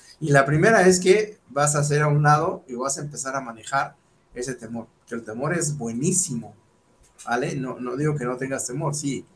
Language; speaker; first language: Spanish; native; Spanish